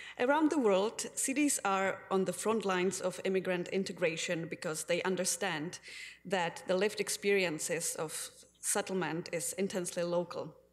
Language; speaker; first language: English; non-native, fluent; Czech